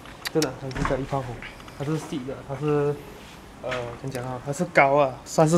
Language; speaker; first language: Chinese; native; Chinese